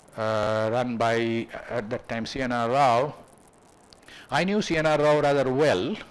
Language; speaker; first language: English; non-native, local second language; Bangla